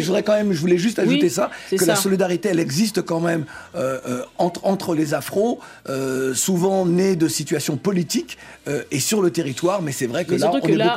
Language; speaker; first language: French; native; French